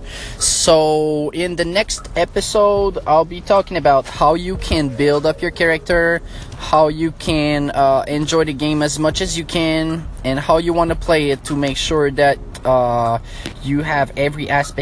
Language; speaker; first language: English; non-native, fluent; French